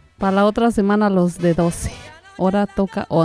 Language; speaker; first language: Spanish; native; Spanish